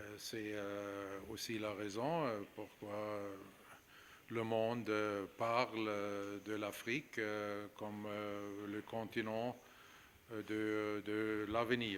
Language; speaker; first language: French; non-native, fluent; German